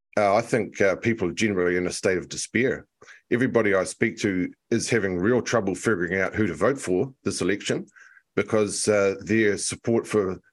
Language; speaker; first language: English; native; English